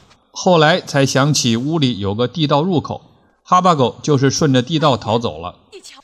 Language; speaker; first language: Chinese; native; Chinese